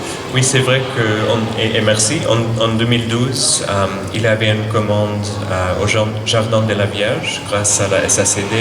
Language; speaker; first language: French; non-native, fluent; English